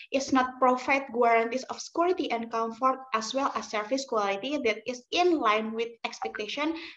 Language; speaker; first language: English; non-native, learner; Indonesian